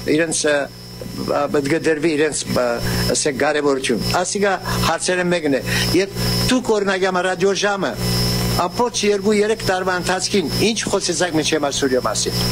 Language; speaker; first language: Armenian; early bilingual, heritage; Armenian